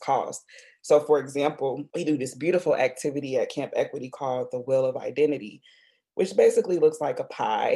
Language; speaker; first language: English; native; English